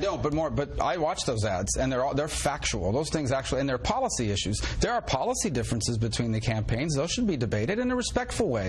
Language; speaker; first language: English; native; English